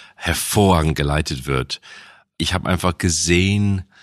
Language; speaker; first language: German; non-native, fluent; English